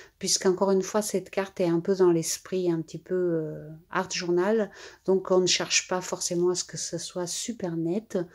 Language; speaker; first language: French; native; French